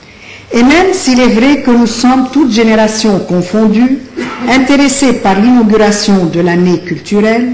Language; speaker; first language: French; non-native, local second language; Arabic